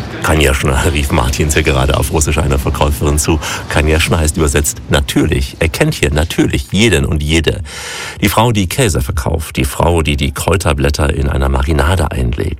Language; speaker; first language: German; native; German